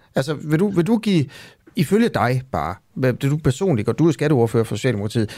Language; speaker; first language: Danish; native; Danish